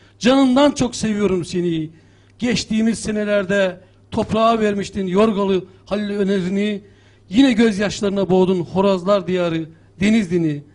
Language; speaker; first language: Turkish; native; Turkish